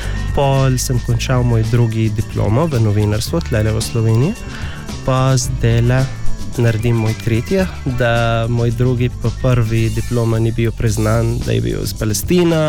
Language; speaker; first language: Slovenian; non-native, learner; Arabic